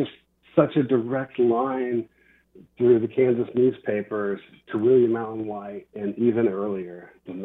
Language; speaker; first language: English; native; English